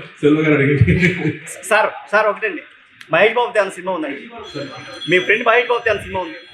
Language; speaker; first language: Telugu; native; Telugu